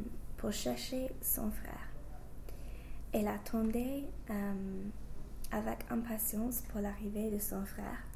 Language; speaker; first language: French; non-native, fluent; English